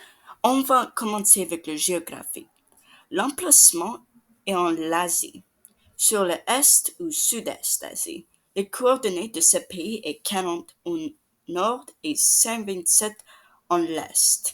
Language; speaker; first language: French; non-native, learner; English